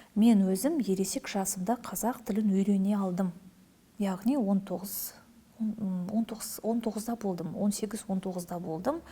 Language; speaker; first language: Kazakh; non-native, local second language; Russian